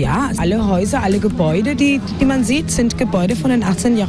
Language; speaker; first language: German; non-native, fluent; Spanish